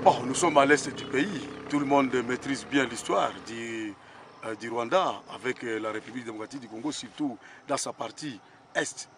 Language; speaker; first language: French; non-native, local second language; Swahili